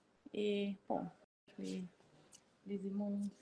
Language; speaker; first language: French; non-native, fluent; German